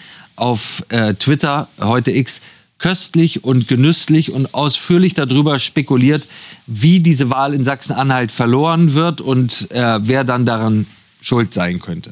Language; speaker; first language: German; native; German